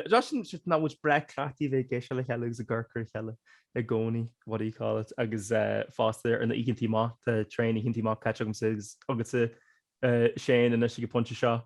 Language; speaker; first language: Irish; native; Irish